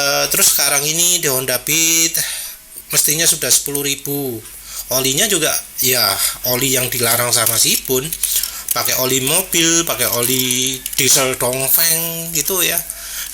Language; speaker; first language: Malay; non-native, local second language; Javanese